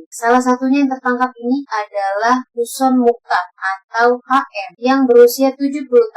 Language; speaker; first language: Indonesian; native; Indonesian